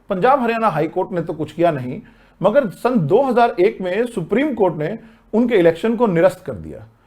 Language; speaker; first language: Hindi; native; Hindi